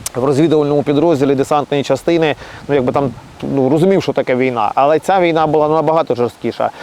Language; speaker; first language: Ukrainian; native; Ukrainian